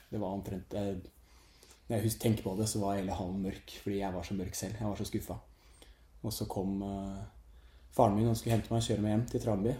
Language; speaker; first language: Norwegian; native; Norwegian